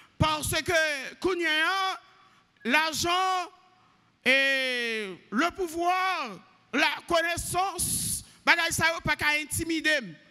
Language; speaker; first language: French; non-native, local second language; Haitian Creole